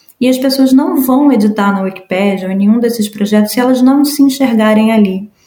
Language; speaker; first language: Portuguese; native; Portuguese